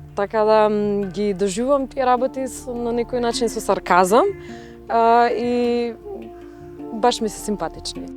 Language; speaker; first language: Macedonian; early bilingual, other home language; Russian